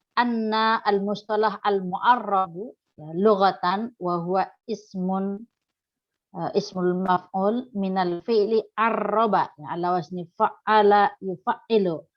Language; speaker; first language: Arabic; non-native, fluent; Indonesian